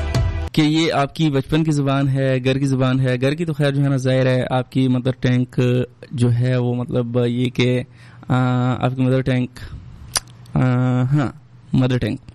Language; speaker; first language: Hindi; non-native, local second language; Pashto